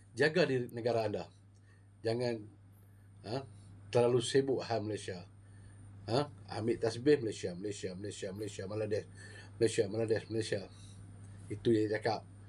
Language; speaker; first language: Malay; native; Malay